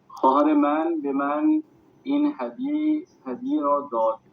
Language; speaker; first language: Persian; non-native, learner; Urdu